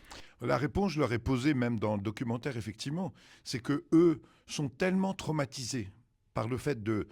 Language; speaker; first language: French; native; French